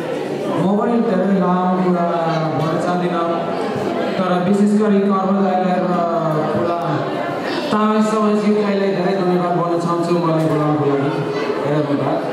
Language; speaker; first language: Nepali; non-native, fluent; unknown